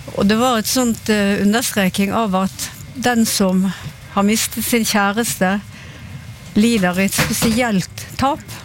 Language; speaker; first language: Norwegian; native; Norwegian